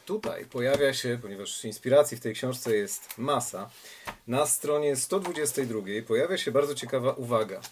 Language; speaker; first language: Polish; native; Polish